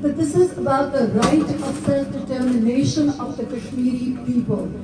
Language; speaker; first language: English; non-native, local second language; Urdu